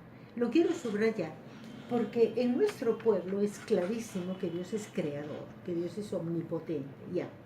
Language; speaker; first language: Spanish; native; Spanish